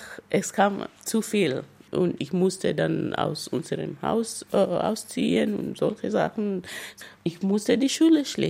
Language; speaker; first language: German; non-native, fluent; Luyia